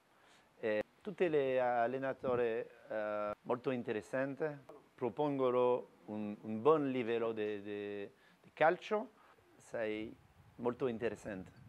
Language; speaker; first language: Italian; non-native, learner; French